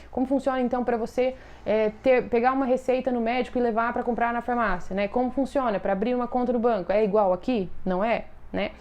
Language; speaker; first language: Portuguese; native; Portuguese